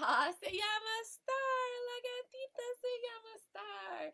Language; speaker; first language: Spanish; non-native, fluent; English